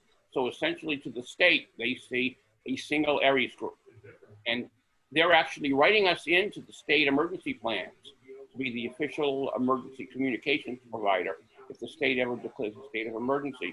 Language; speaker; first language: English; native; English